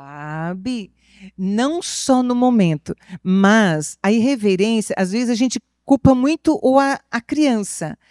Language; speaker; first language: Portuguese; native; Portuguese